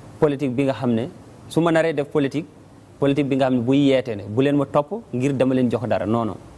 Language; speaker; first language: Wolof; native; Wolof